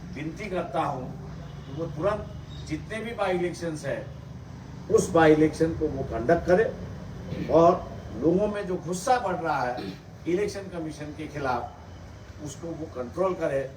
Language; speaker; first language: Hindi; non-native, local second language; Marathi